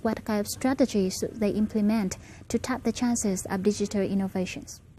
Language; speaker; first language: English; non-native, fluent; Vietnamese